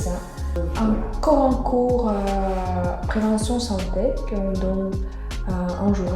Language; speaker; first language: French; non-native, fluent; Russian